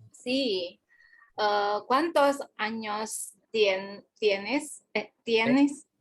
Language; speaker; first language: Spanish; non-native, learner; Indonesian